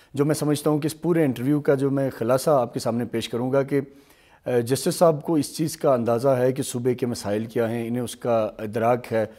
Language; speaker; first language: Urdu; native; Urdu